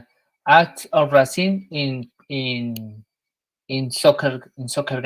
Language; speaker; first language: English; non-native, learner; Spanish